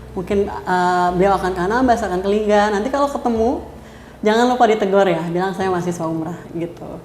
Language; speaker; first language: Indonesian; native; Indonesian